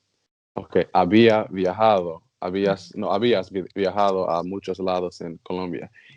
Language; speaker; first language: Spanish; non-native, learner; English